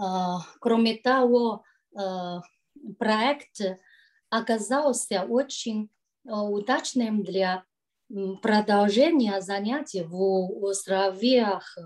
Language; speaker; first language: Russian; non-native, learner; Chinese